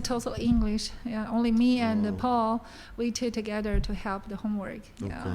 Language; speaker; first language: English; non-native, learner; Chinese